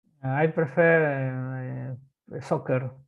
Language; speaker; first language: English; non-native, learner; Spanish